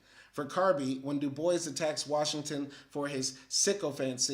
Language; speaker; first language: English; native; English